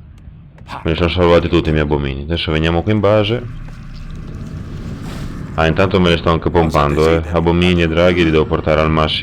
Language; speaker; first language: Italian; native; Italian